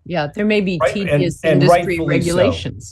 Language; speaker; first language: English; native; English